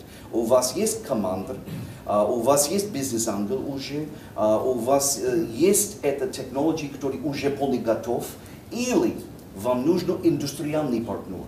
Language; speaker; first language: Russian; non-native, fluent; English